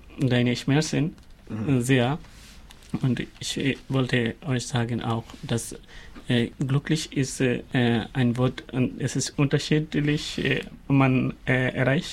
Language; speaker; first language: German; non-native, learner; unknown